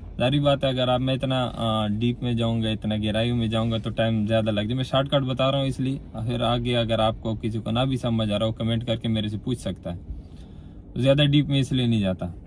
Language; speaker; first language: Urdu; non-native, local second language; Pashto